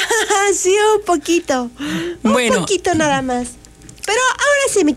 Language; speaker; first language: Spanish; native; Spanish